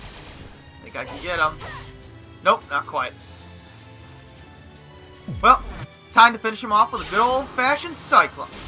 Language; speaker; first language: English; native; English